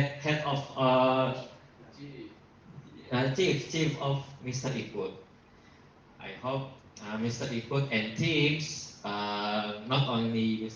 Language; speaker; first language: English; non-native, learner; Indonesian